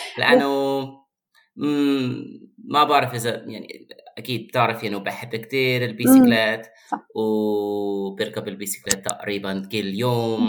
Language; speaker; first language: Arabic; non-native, fluent; English